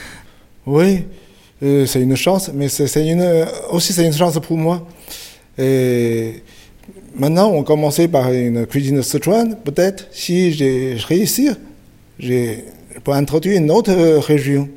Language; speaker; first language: French; non-native, fluent; Chinese